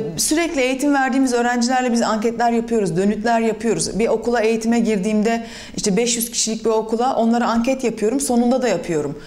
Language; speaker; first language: Turkish; early bilingual, other home language; German